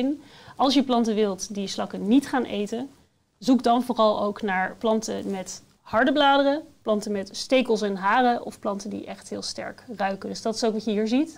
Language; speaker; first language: Dutch; native; Dutch